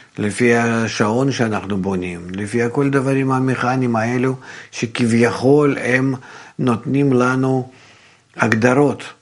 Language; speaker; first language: Hebrew; non-native, fluent; Russian